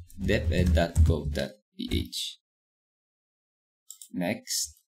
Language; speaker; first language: English; non-native, local second language; Filipino